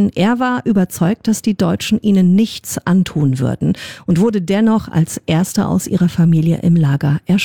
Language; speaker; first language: German; native; German